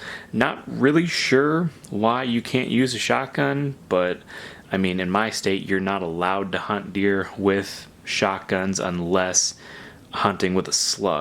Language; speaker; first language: English; native; English